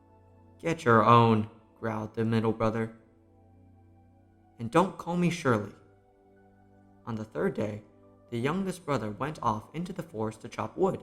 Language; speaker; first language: English; native; English